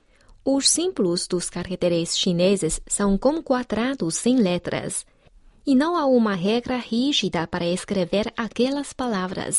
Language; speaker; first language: Portuguese; non-native, fluent; Chinese